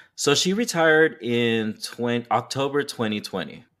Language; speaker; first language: English; native; English